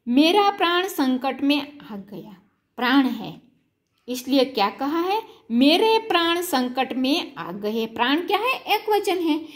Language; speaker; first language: Hindi; non-native, local second language; Gujarati